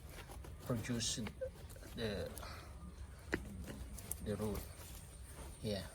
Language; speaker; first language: English; non-native, learner; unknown